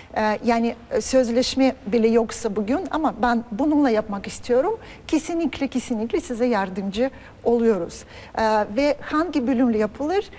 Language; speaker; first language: Turkish; non-native, fluent; Russian